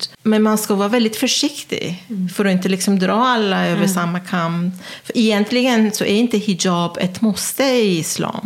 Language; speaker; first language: Swedish; non-native, fluent; Persian